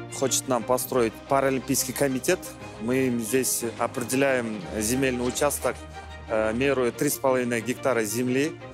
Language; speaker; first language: Russian; non-native, local second language; Kyrgyz